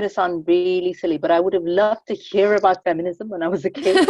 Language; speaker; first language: English; non-native, local second language; Hindi